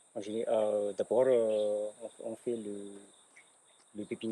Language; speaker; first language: French; non-native, local second language; Malagasy